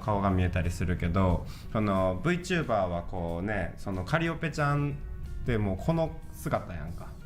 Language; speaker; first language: Japanese; native; Japanese